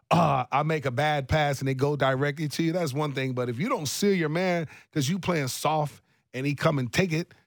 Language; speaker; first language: English; native; English